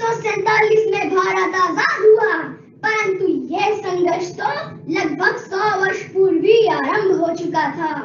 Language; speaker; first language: Hindi; native; Hindi